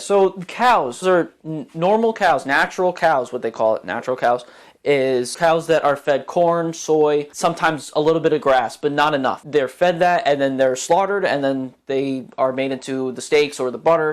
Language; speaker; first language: English; native; English